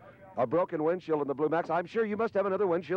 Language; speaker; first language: English; native; English